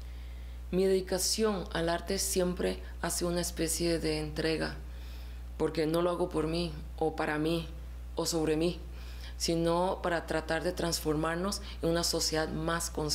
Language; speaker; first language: Spanish; early bilingual, other home language; Chinese